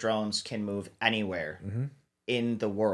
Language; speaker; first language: English; native; English